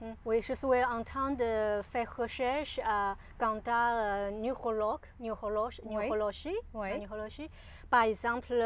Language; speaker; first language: French; non-native, learner; Chinese